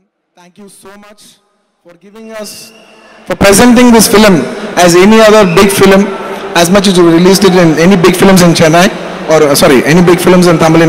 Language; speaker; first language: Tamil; non-native, local second language; Telugu